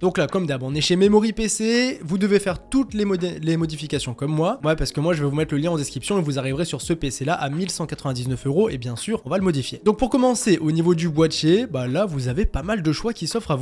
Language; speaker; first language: French; native; French